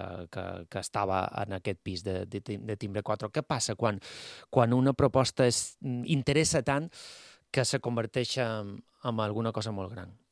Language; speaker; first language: Catalan; native; Catalan